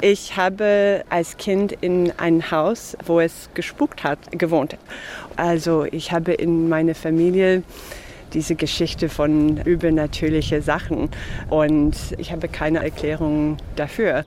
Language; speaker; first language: German; non-native, fluent; English